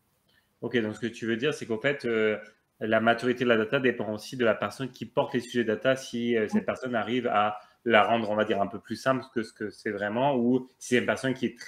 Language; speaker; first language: French; native; French